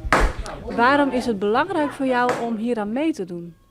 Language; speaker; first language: Dutch; non-native, local second language; Western Frisian